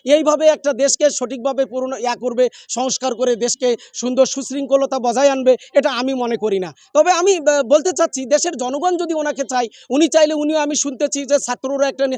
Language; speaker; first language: Bangla; native; Bangla